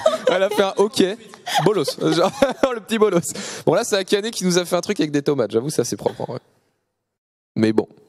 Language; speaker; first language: French; native; French